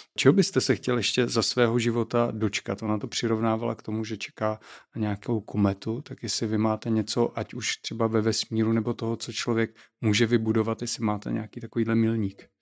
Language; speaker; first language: Czech; native; Czech